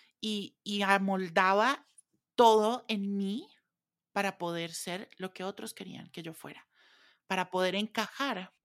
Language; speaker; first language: Spanish; native; Spanish